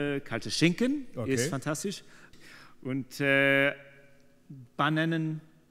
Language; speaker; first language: German; non-native, learner; English